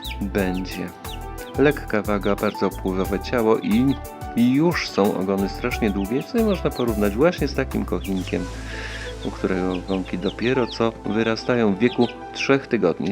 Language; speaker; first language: Polish; native; Polish